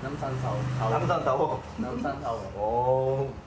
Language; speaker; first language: Korean; non-native, learner; Thai